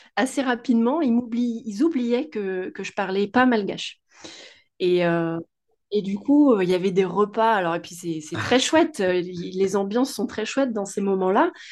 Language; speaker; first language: French; native; French